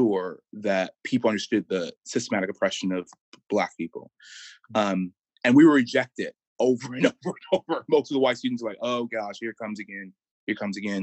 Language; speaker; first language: English; native; English